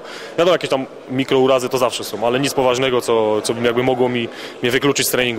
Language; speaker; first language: Polish; native; Polish